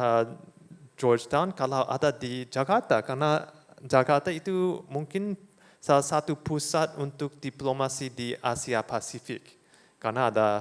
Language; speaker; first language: Indonesian; non-native, fluent; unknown